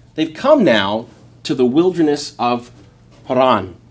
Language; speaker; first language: English; native; English